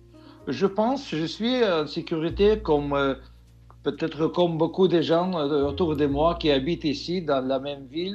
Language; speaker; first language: French; non-native, fluent; Russian